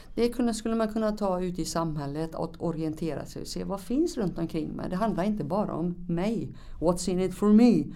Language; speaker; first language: Swedish; native; Swedish